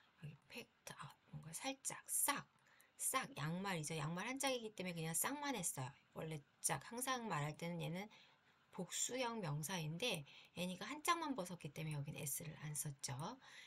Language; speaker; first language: Korean; native; Korean